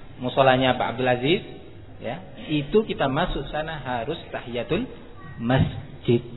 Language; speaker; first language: Indonesian; non-native, local second language; Madurese